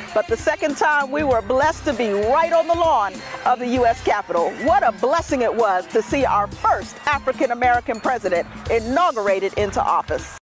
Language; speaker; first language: English; native; English